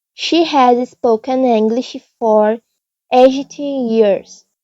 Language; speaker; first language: English; non-native, fluent; Portuguese